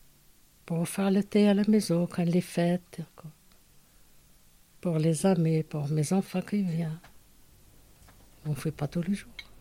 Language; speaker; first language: French; non-native, learner; Arabic